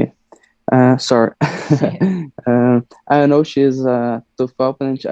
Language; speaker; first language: English; non-native, learner; Portuguese